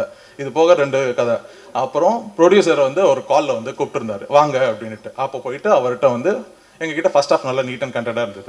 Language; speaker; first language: Tamil; native; Tamil